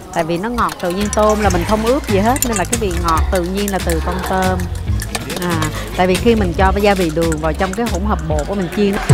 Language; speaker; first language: Vietnamese; native; Vietnamese